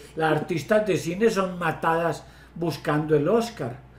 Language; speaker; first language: Spanish; native; Spanish